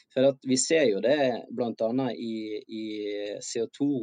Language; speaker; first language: Norwegian; native; Norwegian